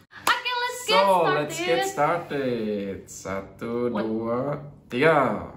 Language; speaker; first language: English; non-native, fluent; Indonesian